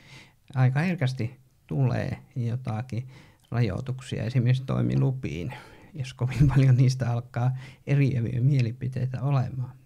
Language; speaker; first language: Finnish; native; Finnish